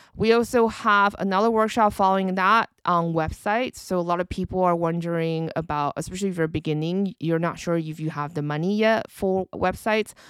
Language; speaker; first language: English; early bilingual, other home language; Chinese